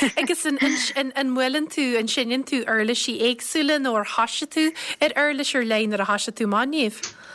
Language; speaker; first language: Irish; native; Irish